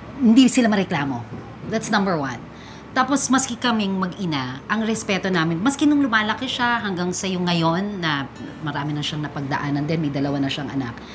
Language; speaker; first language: Filipino; native; Filipino